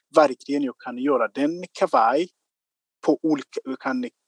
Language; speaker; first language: Swedish; non-native, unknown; Kinyarwanda